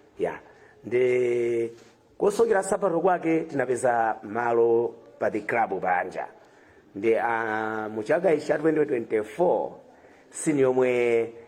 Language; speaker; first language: Nyanja; non-native, local second language; Tumbuka